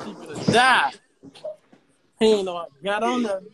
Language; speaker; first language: English; native; English